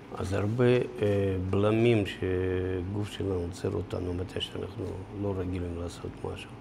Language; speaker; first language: Hebrew; non-native, fluent; Russian